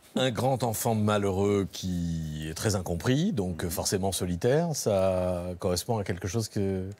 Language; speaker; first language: French; native; French